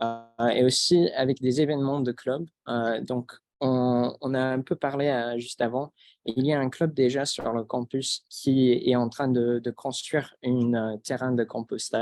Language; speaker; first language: French; non-native, fluent; English